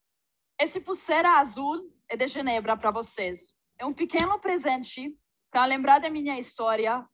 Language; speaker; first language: Portuguese; non-native, fluent; Arabic